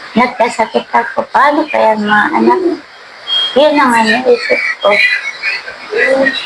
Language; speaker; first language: Filipino; native; Filipino